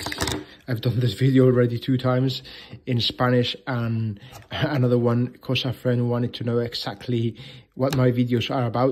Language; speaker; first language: English; non-native, fluent; Spanish